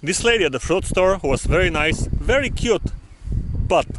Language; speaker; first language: English; non-native, fluent; Bulgarian